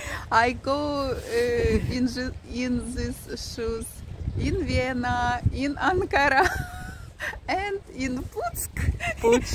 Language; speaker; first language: English; non-native, learner; Ukrainian